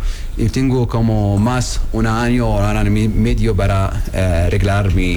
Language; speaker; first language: Spanish; non-native, learner; Arabic